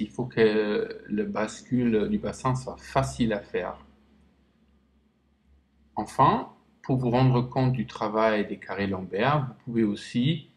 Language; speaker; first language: French; non-native, fluent; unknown